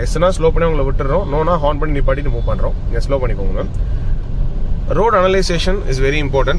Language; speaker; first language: Tamil; native; Tamil